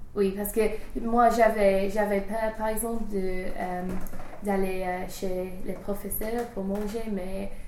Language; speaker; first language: French; non-native, learner; English